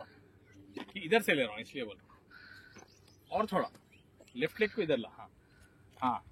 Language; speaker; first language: Hindi; non-native, local second language; Telugu